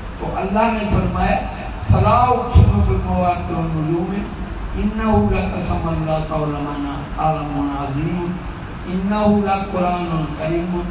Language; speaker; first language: Urdu; native; Urdu